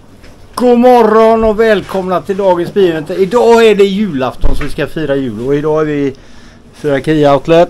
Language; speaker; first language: Swedish; native; Swedish